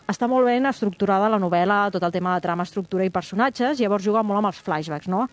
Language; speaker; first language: Catalan; native; Catalan